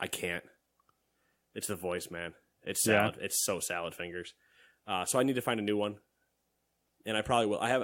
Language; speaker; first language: English; native; English